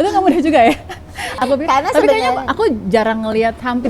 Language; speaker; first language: Indonesian; native; Indonesian